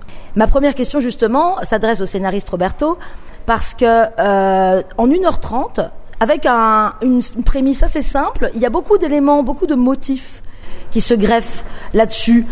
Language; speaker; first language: French; native; French